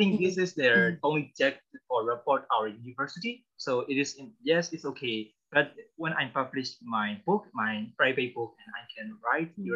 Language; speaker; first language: English; non-native, learner; Burmese